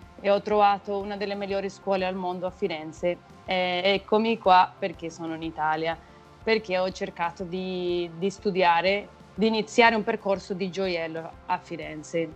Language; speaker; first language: Italian; non-native, fluent; Spanish